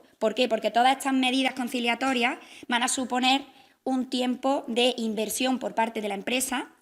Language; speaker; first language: Spanish; native; Spanish